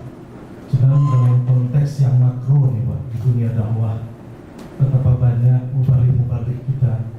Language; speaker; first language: Indonesian; native; Indonesian